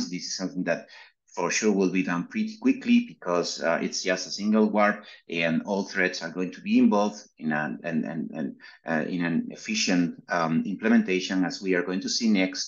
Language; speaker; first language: English; non-native, fluent; Spanish